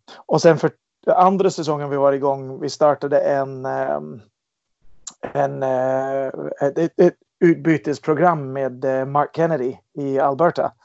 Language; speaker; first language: Swedish; non-native, fluent; English